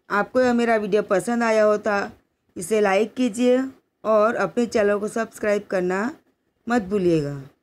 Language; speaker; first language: Hindi; non-native, local second language; Gujarati